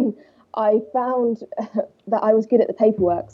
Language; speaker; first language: English; native; English